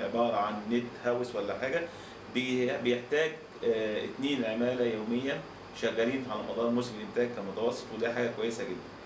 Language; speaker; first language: Arabic; native; Arabic